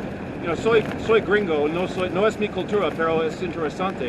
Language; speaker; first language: Spanish; non-native, learner; English